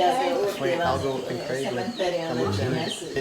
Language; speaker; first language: Spanish; non-native, learner; English